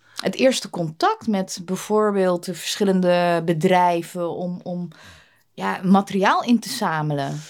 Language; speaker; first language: Dutch; native; Dutch